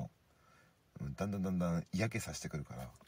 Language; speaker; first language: Japanese; native; Japanese